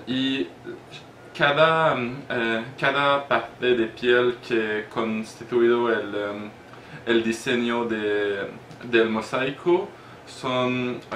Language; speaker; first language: Spanish; non-native, learner; French